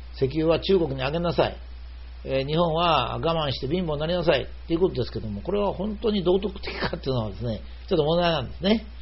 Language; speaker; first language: Japanese; native; Japanese